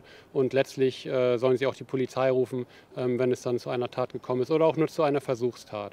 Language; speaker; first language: German; native; German